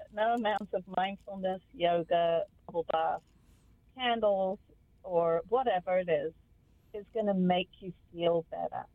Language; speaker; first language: English; native; English